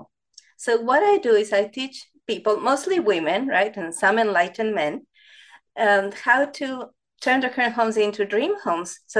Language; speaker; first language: English; non-native, fluent; Spanish